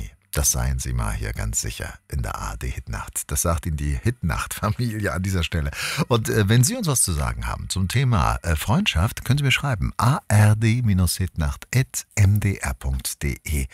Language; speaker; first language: German; native; German